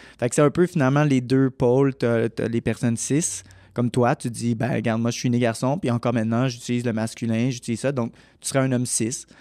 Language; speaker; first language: French; native; French